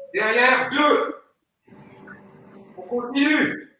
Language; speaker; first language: French; native; French